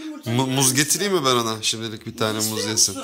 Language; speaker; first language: Turkish; native; Turkish